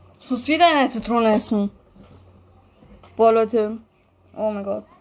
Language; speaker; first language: German; early bilingual, other home language; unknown